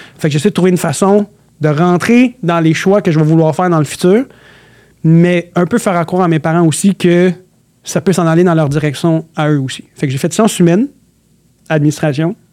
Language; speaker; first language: French; early bilingual, other home language; Arabic